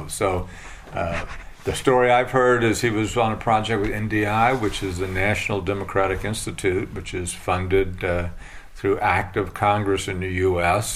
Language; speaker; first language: English; native; English